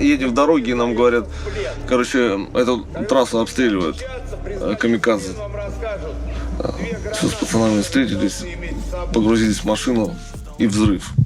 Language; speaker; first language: Russian; native; Russian